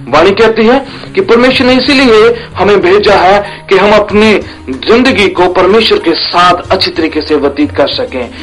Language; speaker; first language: Hindi; non-native, local second language; Punjabi